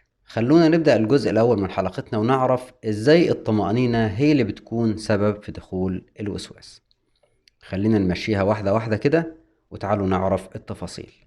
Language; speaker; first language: Arabic; native; Arabic